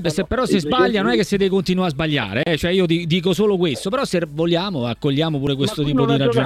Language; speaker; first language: Italian; native; Italian